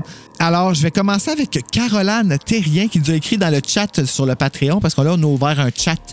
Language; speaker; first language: French; native; French